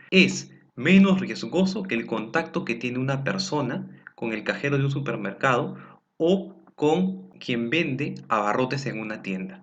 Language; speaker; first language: Spanish; native; Spanish